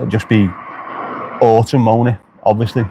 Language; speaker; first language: English; native; English